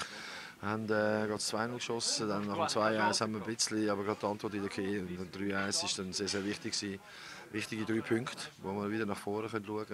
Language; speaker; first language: German; native; German